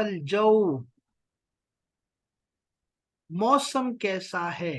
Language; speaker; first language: Urdu; native; Urdu